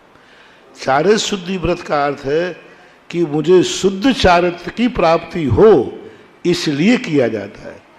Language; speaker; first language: Hindi; native; Hindi